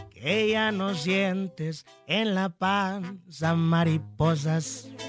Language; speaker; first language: Spanish; native; Spanish